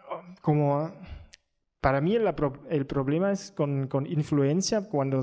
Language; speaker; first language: Spanish; non-native, learner; German